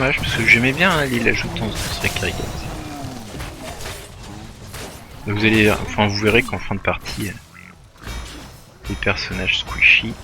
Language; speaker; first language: French; native; French